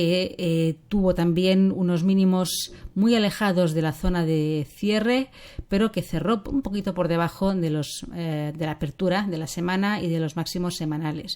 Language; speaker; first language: Spanish; native; Spanish